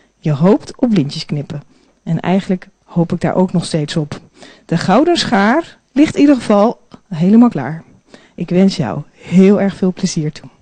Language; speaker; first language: Dutch; native; Dutch